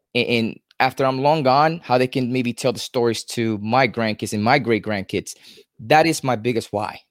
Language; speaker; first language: English; native; English